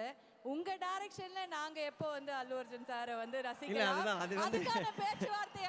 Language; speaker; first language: Tamil; native; Tamil